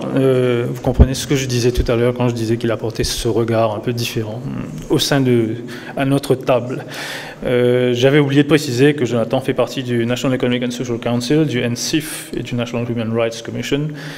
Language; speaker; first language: French; non-native, local second language; Morisyen